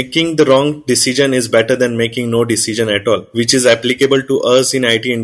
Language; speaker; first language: English; non-native, local second language; Konkani